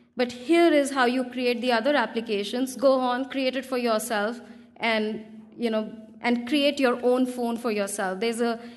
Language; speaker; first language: English; non-native, local second language; Hindi